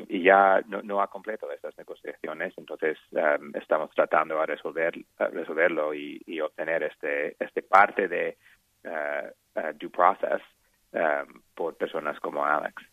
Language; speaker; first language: Spanish; non-native, learner; English